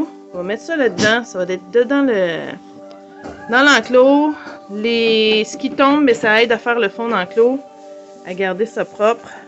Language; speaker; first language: French; native; French